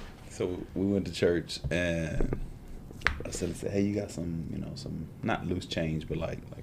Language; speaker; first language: English; early bilingual, other home language; Spanish